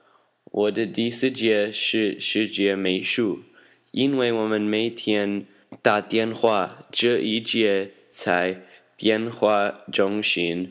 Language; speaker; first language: Chinese; non-native, learner; English